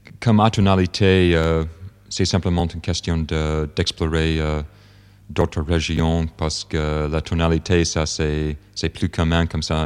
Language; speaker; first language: French; non-native, fluent; English